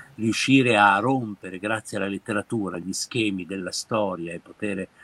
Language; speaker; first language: Italian; native; Italian